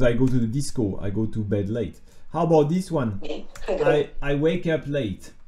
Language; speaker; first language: English; non-native, fluent; French